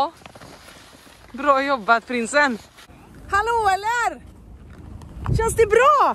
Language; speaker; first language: Swedish; native; Swedish